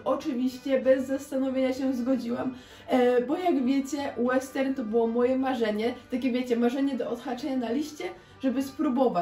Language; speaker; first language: Polish; native; Polish